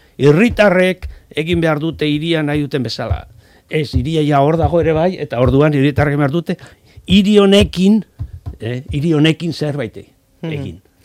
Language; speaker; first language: Basque; non-native, local second language; Spanish